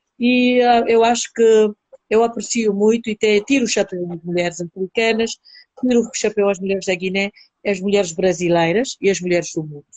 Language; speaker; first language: Portuguese; non-native, local second language; Upper Guinea Crioulo